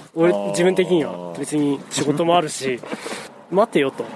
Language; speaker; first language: Japanese; native; Japanese